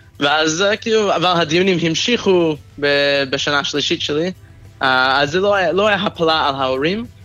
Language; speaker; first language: Hebrew; non-native, fluent; English